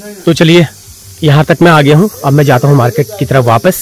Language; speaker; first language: Hindi; native; Hindi